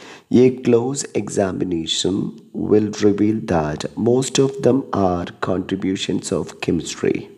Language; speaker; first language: English; non-native, local second language; Malayalam